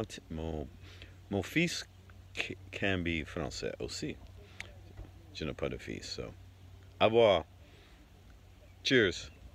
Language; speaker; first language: French; non-native, learner; English